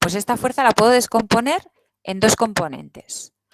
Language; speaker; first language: Spanish; non-native, local second language; Catalan